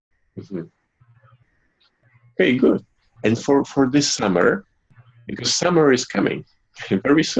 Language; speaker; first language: English; non-native, fluent; Polish